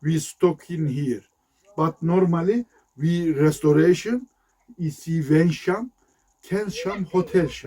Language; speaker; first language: English; non-native, learner; Turkish